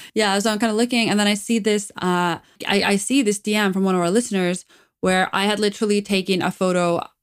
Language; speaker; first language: English; non-native, fluent; Icelandic